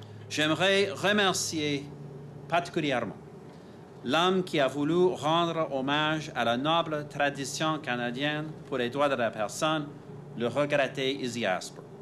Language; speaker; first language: French; non-native, fluent; English